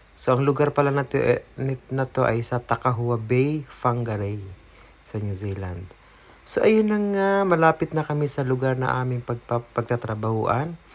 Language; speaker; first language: Filipino; non-native, local second language; Cebuano